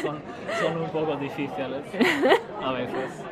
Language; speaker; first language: Spanish; non-native, fluent; Swedish